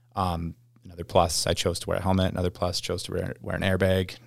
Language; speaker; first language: English; native; English